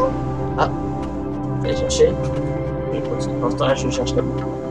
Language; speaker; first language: French; native; French